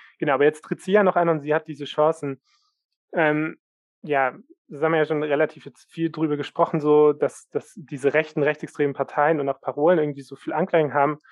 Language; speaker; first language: German; native; German